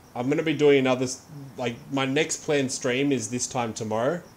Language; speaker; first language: English; native; English